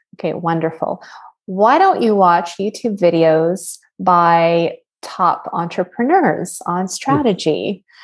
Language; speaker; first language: English; native; English